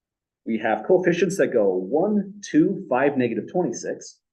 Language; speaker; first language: English; native; English